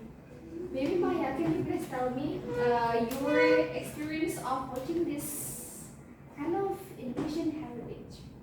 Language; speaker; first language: English; non-native, learner; Indonesian